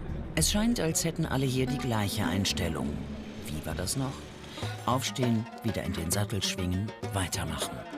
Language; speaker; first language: German; native; German